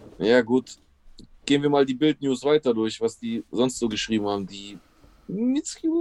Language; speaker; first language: German; early bilingual, other home language; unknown